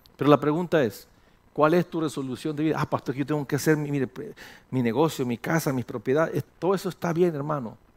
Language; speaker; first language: Spanish; early bilingual, heritage; Spanish